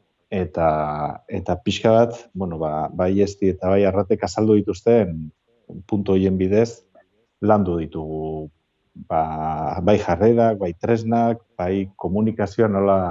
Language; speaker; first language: Basque; native; Basque